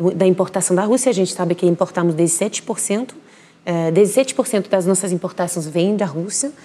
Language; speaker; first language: Portuguese; non-native, fluent; French